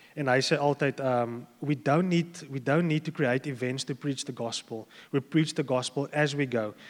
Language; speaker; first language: English; non-native, local second language; Afrikaans